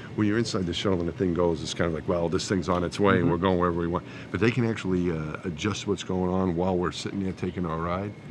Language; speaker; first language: English; native; English